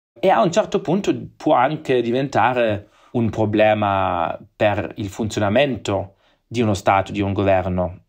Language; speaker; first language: Italian; non-native, fluent; German